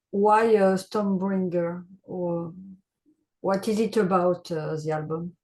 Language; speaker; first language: English; non-native, learner; French